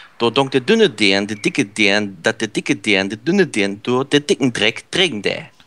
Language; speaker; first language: German; native; German